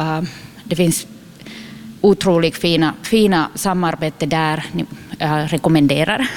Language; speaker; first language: Swedish; non-native, local second language; Finnish